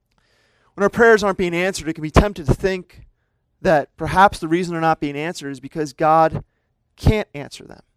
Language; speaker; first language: English; native; English